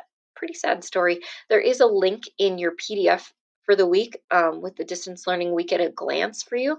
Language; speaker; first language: English; native; English